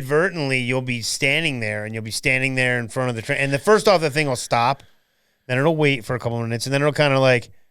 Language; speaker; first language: English; native; English